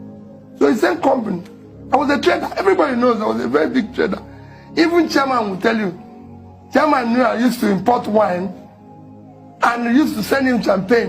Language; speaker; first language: English; non-native, local second language; Igbo